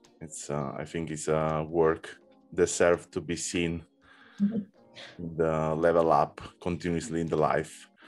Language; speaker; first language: English; non-native, learner; Italian